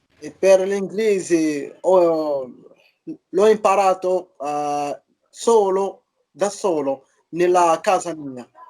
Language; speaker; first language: Italian; non-native, learner; Arabic